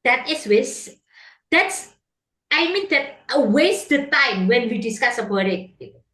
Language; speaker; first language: English; non-native, fluent; Indonesian